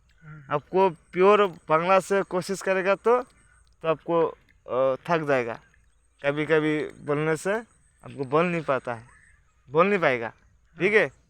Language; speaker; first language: Hindi; non-native, local second language; Bangla